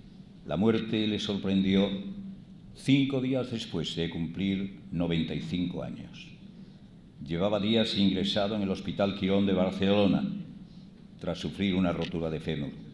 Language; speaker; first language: Spanish; native; Spanish